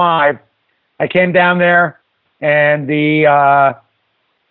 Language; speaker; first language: English; native; English